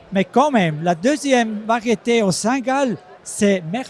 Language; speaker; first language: French; non-native, local second language; German